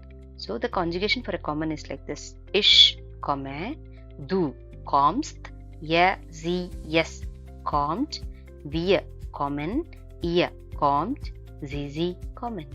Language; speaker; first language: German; non-native, fluent; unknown